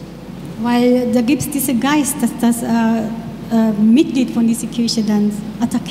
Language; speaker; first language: German; non-native, learner; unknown